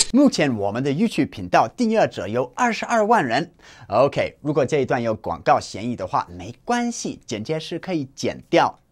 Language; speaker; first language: Chinese; non-native, fluent; English